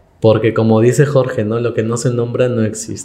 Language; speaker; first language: Spanish; native; Spanish